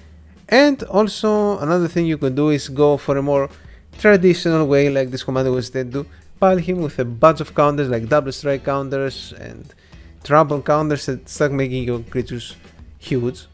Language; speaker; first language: English; non-native, fluent; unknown